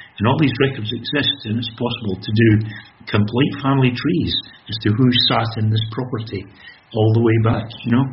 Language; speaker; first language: English; native; English